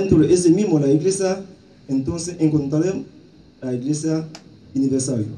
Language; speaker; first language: Spanish; non-native, learner; Haitian Creole